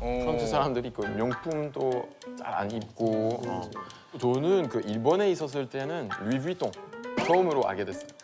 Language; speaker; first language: Korean; non-native, fluent; French